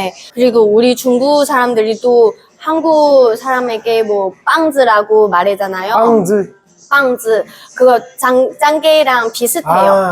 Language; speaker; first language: Korean; non-native, fluent; Chinese